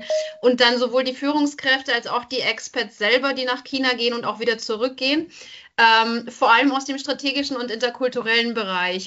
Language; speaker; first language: German; native; German